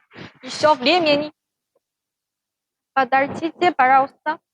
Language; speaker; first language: Russian; non-native, learner; Chinese